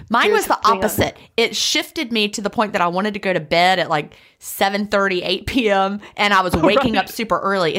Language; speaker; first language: English; native; English